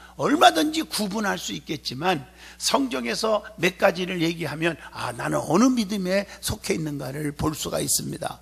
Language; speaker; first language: Korean; native; Korean